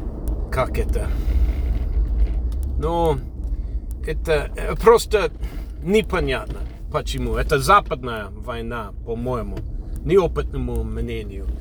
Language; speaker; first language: Russian; non-native, fluent; English